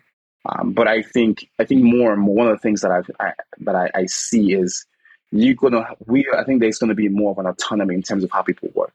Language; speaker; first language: English; non-native, local second language; Igbo